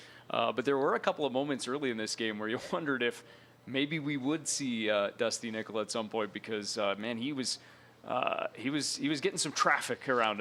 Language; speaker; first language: English; native; English